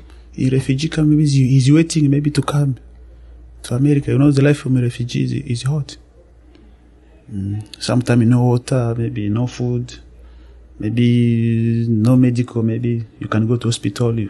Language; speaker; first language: English; non-native, learner; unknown